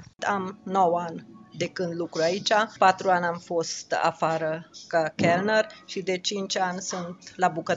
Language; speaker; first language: Romanian; non-native, local second language; Hungarian